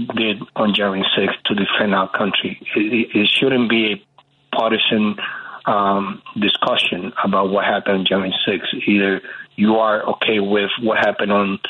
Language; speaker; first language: English; early bilingual, other home language; Spanish